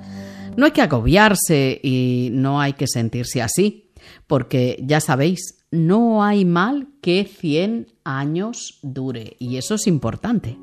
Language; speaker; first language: Spanish; native; Spanish